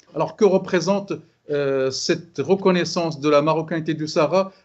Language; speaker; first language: French; non-native, local second language; Arabic